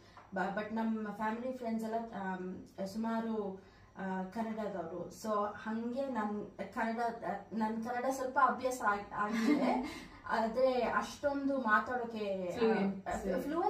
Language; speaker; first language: Kannada; early bilingual, heritage; Kannada